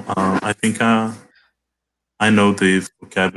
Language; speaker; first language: English; non-native, learner; Portuguese